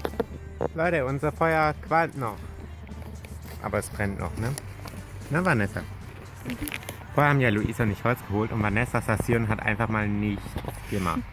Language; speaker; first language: German; native; German